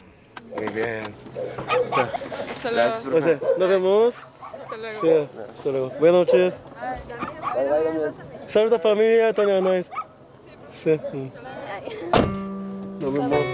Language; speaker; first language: Spanish; non-native, learner; Korean